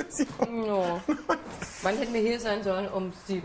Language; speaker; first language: German; non-native, fluent; Danish